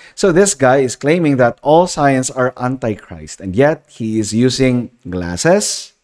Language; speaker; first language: English; non-native, local second language; Filipino